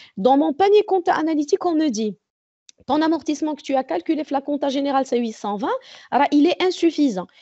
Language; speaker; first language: French; non-native, local second language; Arabic